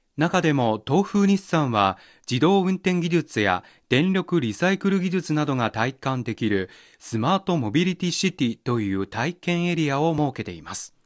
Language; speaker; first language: Japanese; non-native, fluent; Chinese